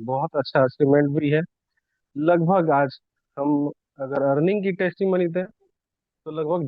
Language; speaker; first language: Hindi; native; Hindi